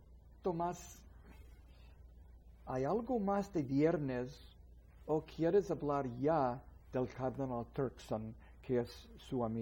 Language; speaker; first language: Spanish; non-native, fluent; English